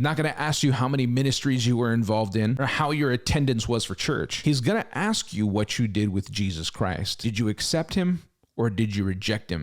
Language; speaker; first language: English; native; English